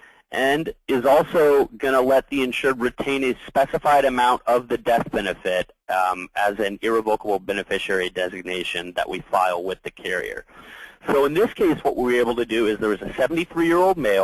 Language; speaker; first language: English; native; English